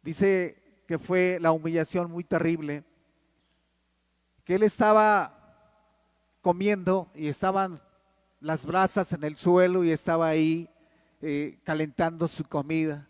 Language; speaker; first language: Spanish; native; Spanish